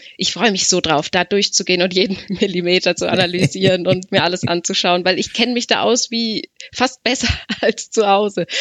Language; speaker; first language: German; native; German